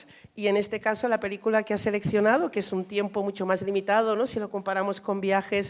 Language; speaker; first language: Spanish; native; Spanish